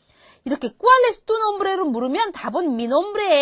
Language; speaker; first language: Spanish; non-native, fluent; Korean